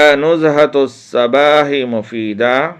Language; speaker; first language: Arabic; non-native, learner; Urdu